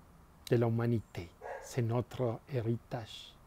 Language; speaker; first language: French; non-native, fluent; Spanish